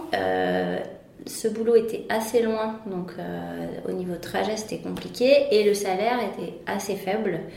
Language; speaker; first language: French; native; French